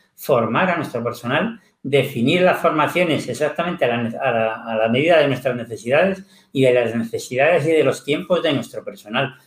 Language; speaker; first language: Spanish; native; Spanish